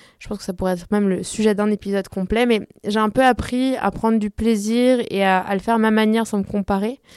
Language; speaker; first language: French; early bilingual, other home language; Spanish